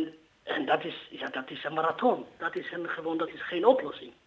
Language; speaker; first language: Dutch; non-native, learner; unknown